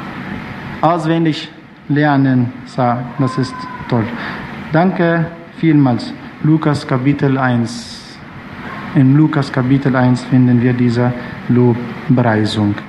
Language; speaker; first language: German; non-native, fluent; Arabic